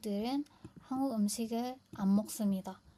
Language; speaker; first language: Korean; non-native, fluent; Indonesian